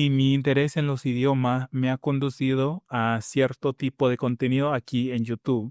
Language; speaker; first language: Spanish; non-native, fluent; English